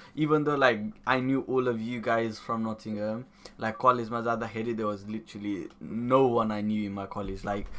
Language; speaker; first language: English; early bilingual, other home language; Nepali